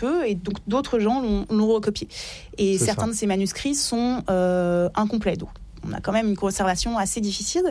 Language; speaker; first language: French; native; French